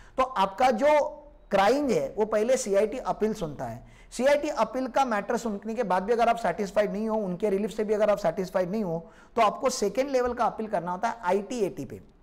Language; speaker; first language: Hindi; non-native, local second language; Marathi